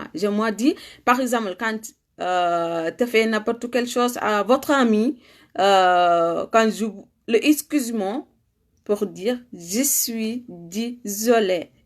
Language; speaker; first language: French; non-native, learner; Arabic